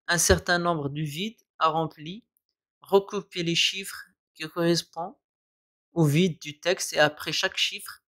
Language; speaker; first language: French; non-native, local second language; Arabic